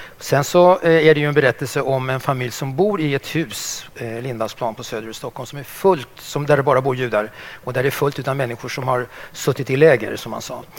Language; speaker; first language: Swedish; native; Swedish